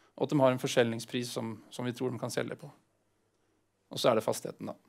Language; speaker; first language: Swedish; non-native, fluent; Norwegian